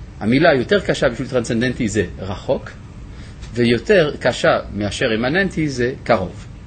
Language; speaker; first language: Hebrew; non-native, fluent; French